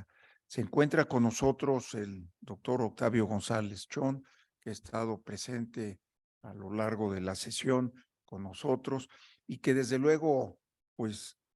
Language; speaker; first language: Spanish; native; Spanish